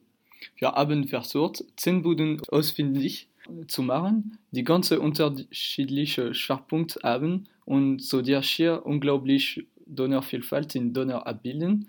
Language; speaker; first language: German; non-native, learner; French